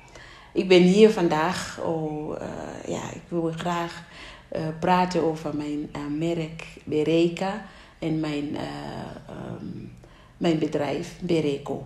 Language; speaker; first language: Dutch; non-native, fluent; Shona